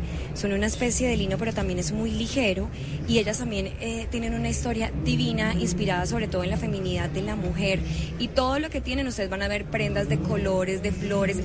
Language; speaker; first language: Spanish; native; Spanish